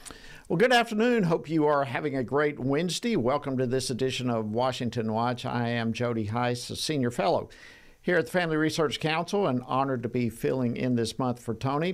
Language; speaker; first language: English; native; English